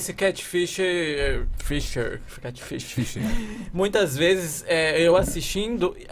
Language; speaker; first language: Portuguese; native; Portuguese